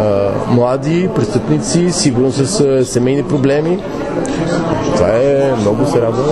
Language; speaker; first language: Bulgarian; non-native, fluent; French